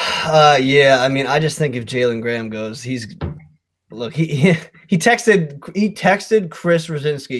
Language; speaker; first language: English; native; English